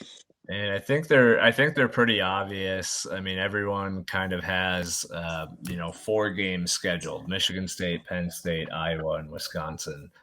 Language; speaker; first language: English; native; English